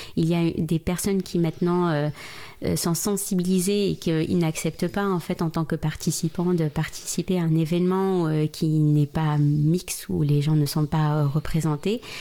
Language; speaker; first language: French; non-native, local second language; Arabic